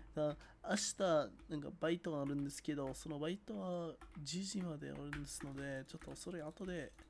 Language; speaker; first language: Japanese; non-native, learner; English